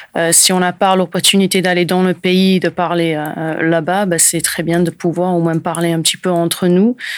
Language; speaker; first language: French; non-native, fluent; English